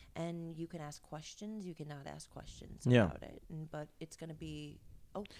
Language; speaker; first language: English; native; English